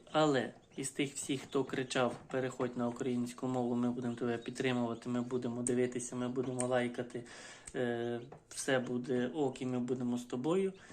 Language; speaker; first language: Ukrainian; non-native, local second language; Russian